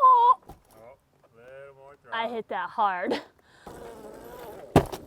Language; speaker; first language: English; native; English